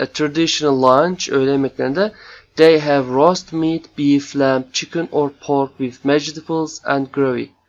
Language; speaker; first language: English; non-native, fluent; Turkish